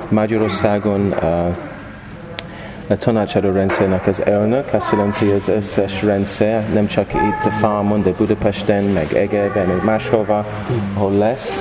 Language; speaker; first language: Hungarian; non-native, learner; English